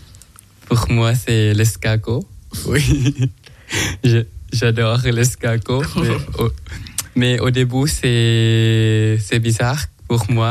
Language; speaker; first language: French; non-native, learner; Thai